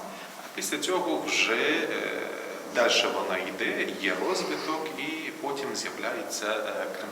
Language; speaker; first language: Ukrainian; non-native, local second language; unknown